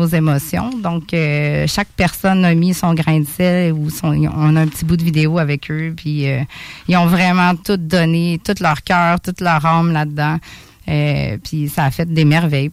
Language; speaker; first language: French; native; French